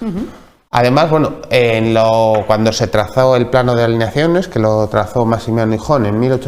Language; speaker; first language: Spanish; native; Spanish